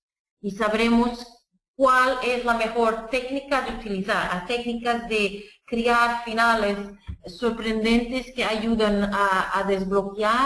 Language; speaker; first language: Spanish; non-native, fluent; Portuguese